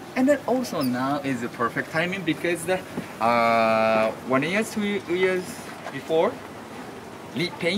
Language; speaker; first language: English; non-native, learner; Japanese